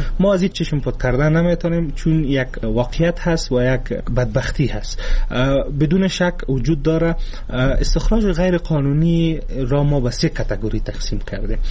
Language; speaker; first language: Persian; non-native, local second language; Pashto